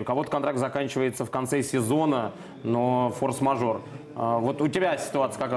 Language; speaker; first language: Russian; native; Russian